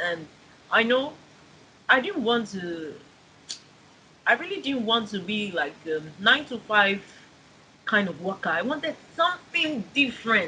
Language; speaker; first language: English; non-native, local second language; Igbo